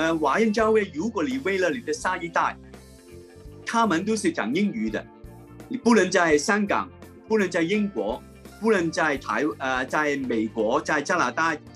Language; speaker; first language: Chinese; non-native, local second language; Cantonese